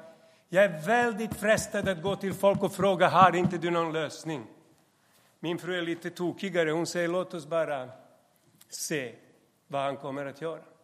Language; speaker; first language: Swedish; non-native, fluent; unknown